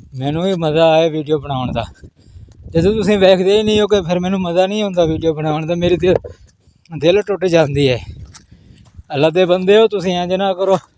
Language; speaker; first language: Punjabi; non-native, local second language; Saraiki